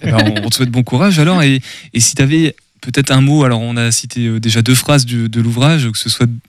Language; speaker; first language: French; native; French